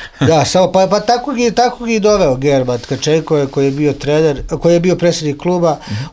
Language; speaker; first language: Serbian; native; Serbian